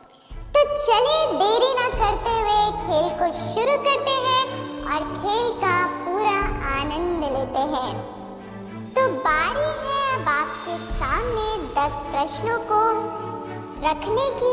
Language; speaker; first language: Hindi; native; Hindi